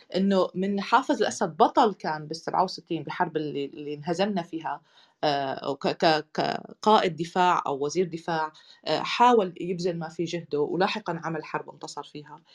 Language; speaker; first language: Arabic; native; Arabic